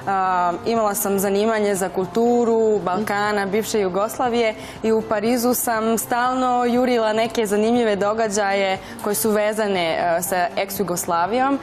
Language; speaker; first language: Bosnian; non-native, fluent; Spanish